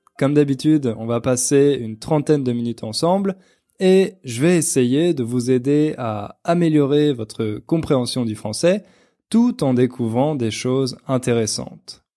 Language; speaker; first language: French; native; French